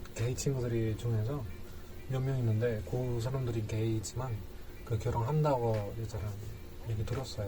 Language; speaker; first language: Korean; non-native, learner; Spanish